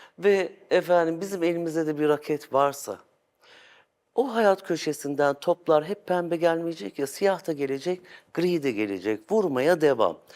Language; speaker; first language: Turkish; native; Turkish